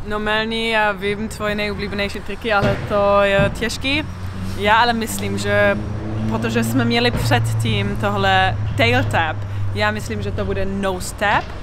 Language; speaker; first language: Czech; non-native, learner; English